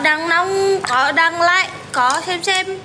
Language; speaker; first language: Vietnamese; non-native, learner; Javanese